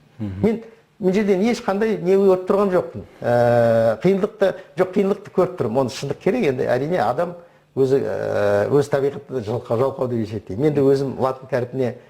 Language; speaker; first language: Kazakh; non-native, local second language; Russian